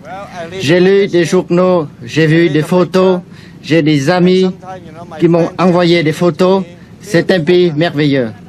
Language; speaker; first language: French; non-native, local second language; Vietnamese